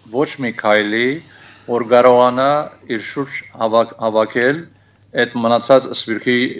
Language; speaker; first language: Armenian; early bilingual, heritage; Armenian